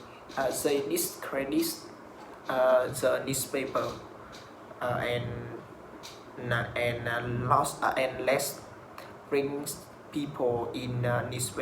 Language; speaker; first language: English; non-native, learner; Vietnamese